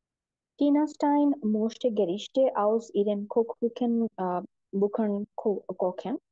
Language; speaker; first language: German; non-native, fluent; Bangla